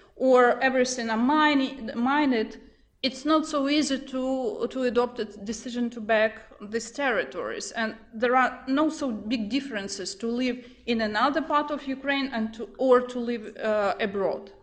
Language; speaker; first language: English; non-native, fluent; Ukrainian